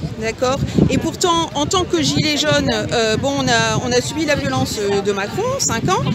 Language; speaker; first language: French; native; French